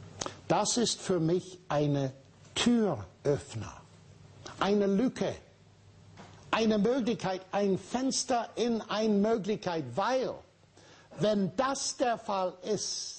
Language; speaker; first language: German; non-native, fluent; English